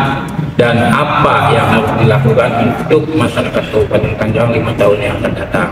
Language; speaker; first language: Indonesian; native; Indonesian